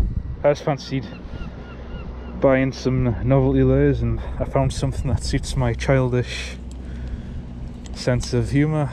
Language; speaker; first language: English; native; English